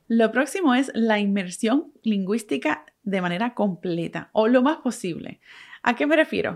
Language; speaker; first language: Spanish; native; Spanish